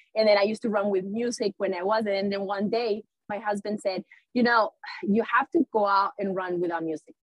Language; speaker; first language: English; early bilingual, other home language; Spanish